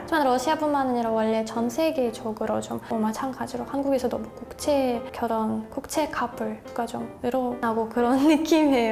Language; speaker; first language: Korean; non-native, fluent; Russian